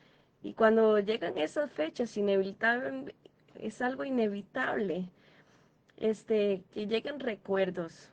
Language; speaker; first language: Spanish; native; Spanish